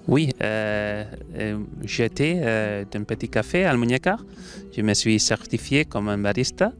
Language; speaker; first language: French; non-native, learner; Spanish